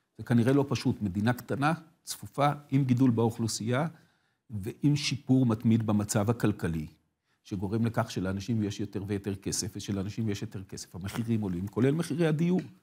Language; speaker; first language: Hebrew; native; Hebrew